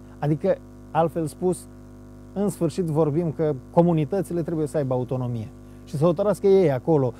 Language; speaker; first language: Romanian; native; Romanian